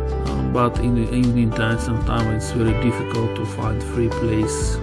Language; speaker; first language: English; non-native, fluent; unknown